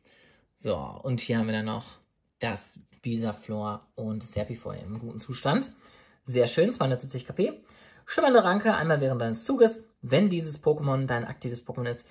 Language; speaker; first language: German; native; German